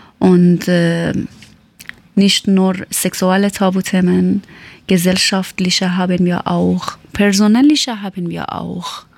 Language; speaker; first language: German; non-native, learner; Persian